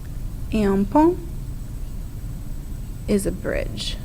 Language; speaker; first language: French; non-native, fluent; English